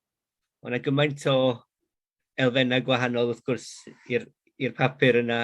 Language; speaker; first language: Welsh; native; Welsh